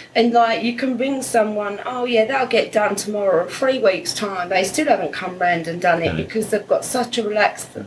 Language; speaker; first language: English; native; English